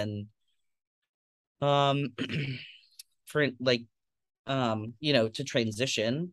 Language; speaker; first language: English; native; English